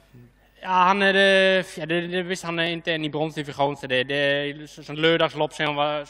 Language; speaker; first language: Swedish; non-native, fluent; Dutch